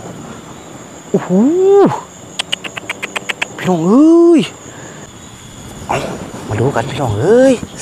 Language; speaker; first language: Thai; non-native, local second language; Northeastern Thai